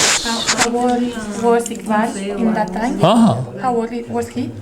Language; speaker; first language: English; non-native, fluent; Spanish